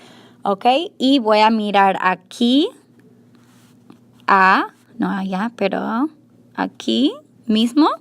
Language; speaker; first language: Spanish; non-native, fluent; English